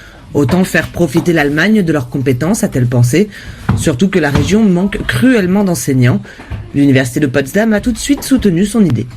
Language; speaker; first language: French; native; French